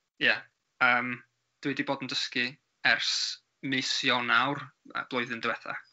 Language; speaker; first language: Welsh; non-native, learner; English